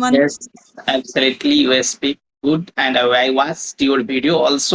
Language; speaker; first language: English; non-native, learner; Maithili